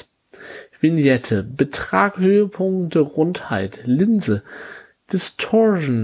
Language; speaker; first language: German; native; German